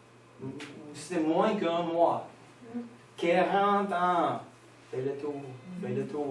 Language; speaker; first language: French; non-native, fluent; English